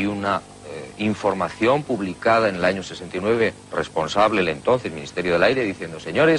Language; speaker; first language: Spanish; native; Spanish